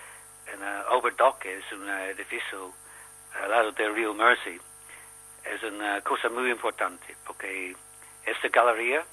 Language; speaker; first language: Spanish; non-native, learner; English